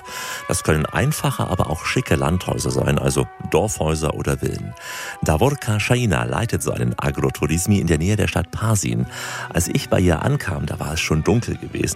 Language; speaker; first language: German; native; German